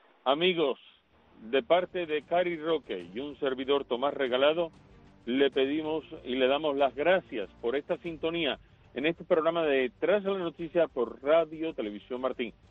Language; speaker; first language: Spanish; early bilingual, heritage; Spanish